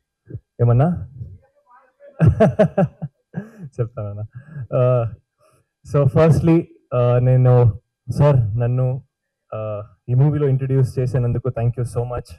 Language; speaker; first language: Telugu; non-native, learner; Kannada